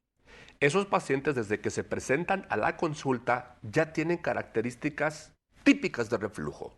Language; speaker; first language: Spanish; native; Spanish